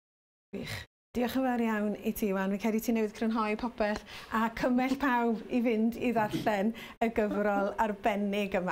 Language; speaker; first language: Welsh; native; Welsh